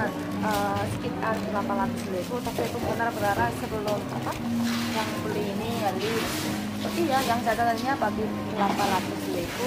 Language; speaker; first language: Indonesian; non-native, fluent; Korean